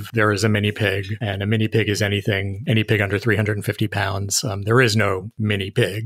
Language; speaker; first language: English; native; English